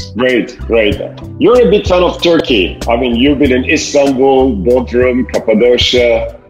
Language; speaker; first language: English; non-native, fluent; Turkish